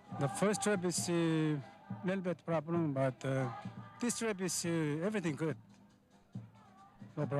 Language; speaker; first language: English; non-native, learner; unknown